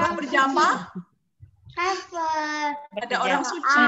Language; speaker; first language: Indonesian; native; Indonesian